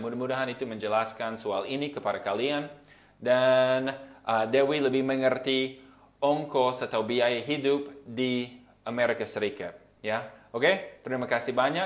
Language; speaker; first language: Indonesian; non-native, fluent; English